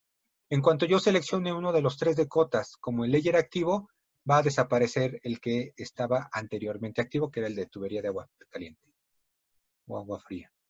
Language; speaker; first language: Spanish; native; Spanish